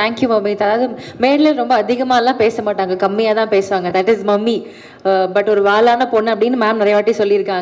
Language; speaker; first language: Tamil; native; Tamil